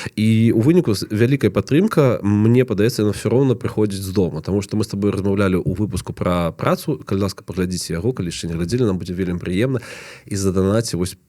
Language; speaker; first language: Belarusian; non-native, local second language; Russian